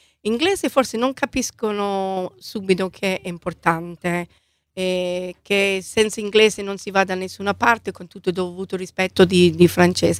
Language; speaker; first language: Italian; non-native, fluent; English